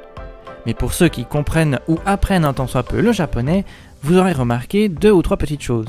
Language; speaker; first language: French; native; French